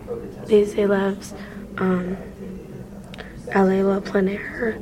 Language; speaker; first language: French; non-native, learner; English